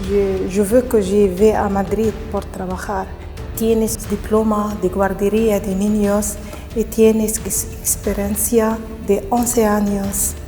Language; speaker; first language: Spanish; non-native, learner; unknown